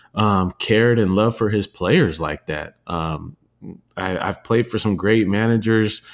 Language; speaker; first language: English; native; English